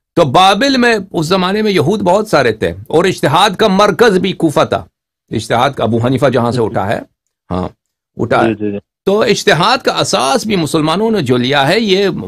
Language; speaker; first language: Urdu; native; Urdu